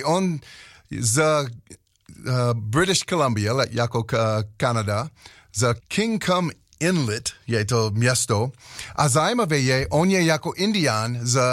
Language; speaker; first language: Czech; non-native, learner; English